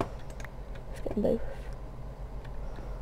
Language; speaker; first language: English; native; English